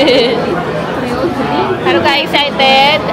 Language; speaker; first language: Japanese; non-native, learner; Filipino